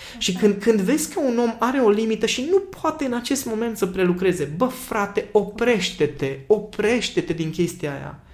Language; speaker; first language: Romanian; non-native, local second language; Hungarian